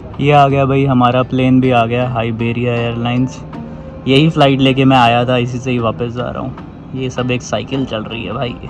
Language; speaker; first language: Hindi; native; Hindi